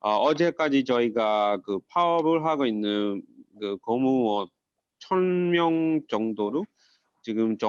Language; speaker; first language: Korean; non-native, fluent; Burmese